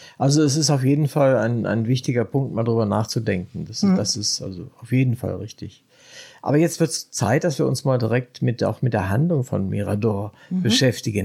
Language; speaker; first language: German; native; German